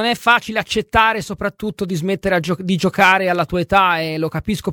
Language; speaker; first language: Italian; native; Italian